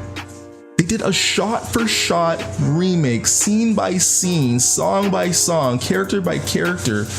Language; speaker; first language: English; native; English